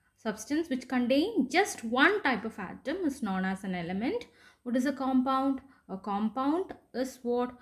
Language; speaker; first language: English; non-native, local second language; Malayalam